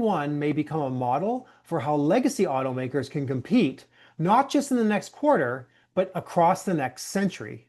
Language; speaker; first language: English; native; English